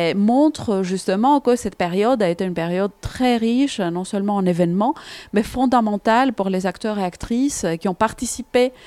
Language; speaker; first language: French; non-native, fluent; Greek